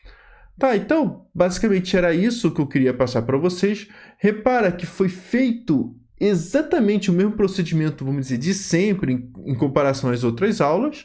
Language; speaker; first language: Portuguese; native; Portuguese